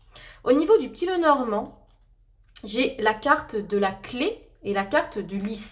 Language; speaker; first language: French; native; French